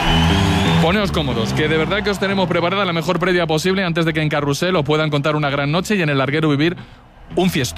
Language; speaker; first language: Spanish; native; Spanish